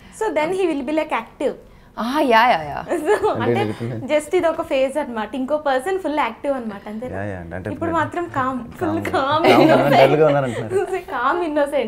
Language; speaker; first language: Telugu; native; Telugu